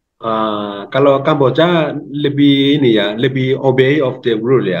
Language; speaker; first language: Indonesian; native; Indonesian